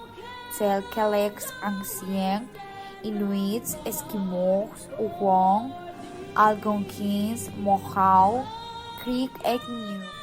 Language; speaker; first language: French; non-native, learner; Spanish